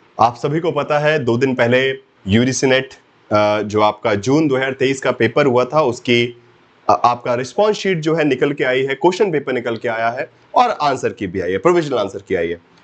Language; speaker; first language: Hindi; native; Hindi